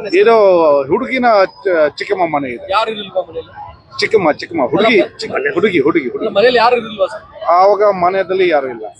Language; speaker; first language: Kannada; non-native, fluent; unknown